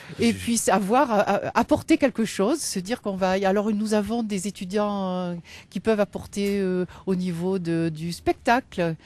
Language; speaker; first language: French; native; French